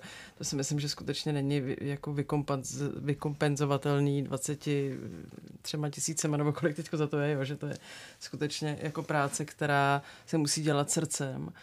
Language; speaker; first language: Czech; native; Czech